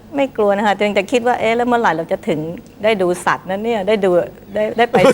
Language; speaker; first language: Thai; native; Thai